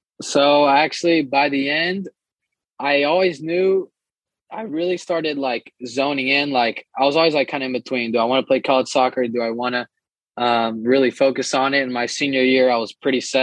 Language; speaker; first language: English; early bilingual, other home language; Portuguese